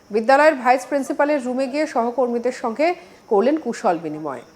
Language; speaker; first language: Bangla; native; Bangla